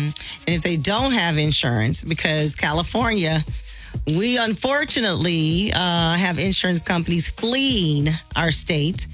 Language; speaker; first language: English; native; English